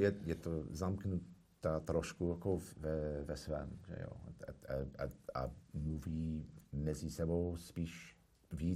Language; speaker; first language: Czech; non-native, fluent; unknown